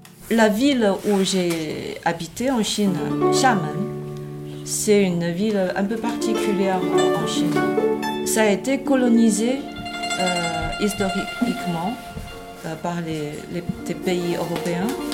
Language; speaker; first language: French; non-native, fluent; Chinese